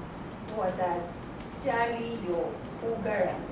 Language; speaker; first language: Chinese; non-native, learner; English